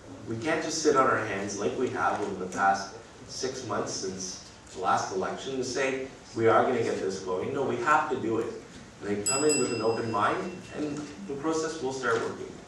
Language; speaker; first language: English; early bilingual, other home language; French